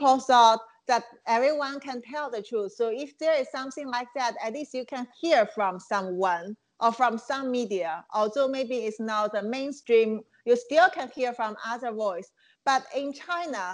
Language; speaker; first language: English; non-native, fluent; Chinese